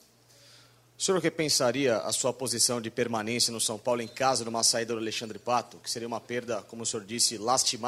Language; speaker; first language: Spanish; non-native, learner; Portuguese